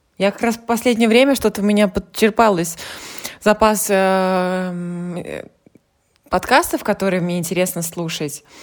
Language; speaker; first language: Russian; native; Russian